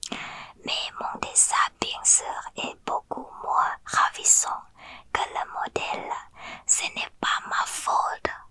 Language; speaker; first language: French; non-native, learner; Thai